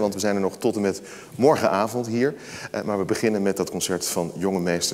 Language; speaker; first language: Dutch; native; Dutch